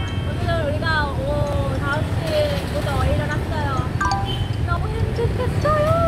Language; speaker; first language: Korean; non-native, learner; Vietnamese